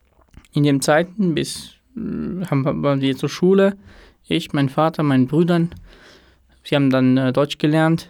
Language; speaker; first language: German; non-native, fluent; Romanian